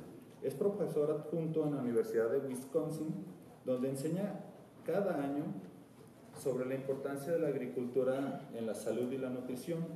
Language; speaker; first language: Spanish; native; Spanish